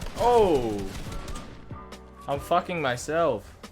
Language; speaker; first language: English; native; English